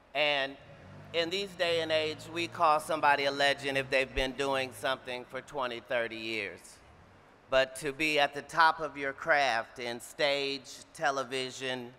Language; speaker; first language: English; native; English